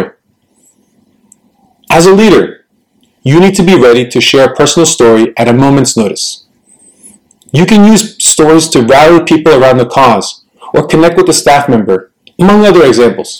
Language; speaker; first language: English; early bilingual, other home language; Spanish